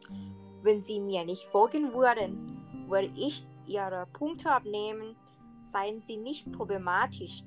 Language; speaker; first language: German; non-native, learner; Thai